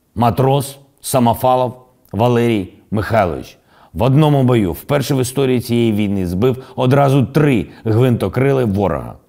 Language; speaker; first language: Ukrainian; non-native, local second language; Russian